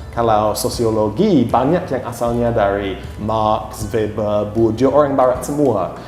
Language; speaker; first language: Indonesian; non-native, fluent; English